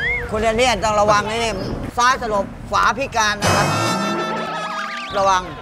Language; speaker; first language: Thai; native; Thai